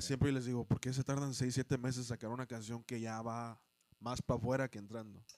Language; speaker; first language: Spanish; early bilingual, heritage; Spanish